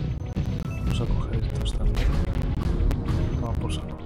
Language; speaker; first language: Spanish; native; Spanish